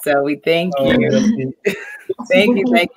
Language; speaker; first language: English; native; English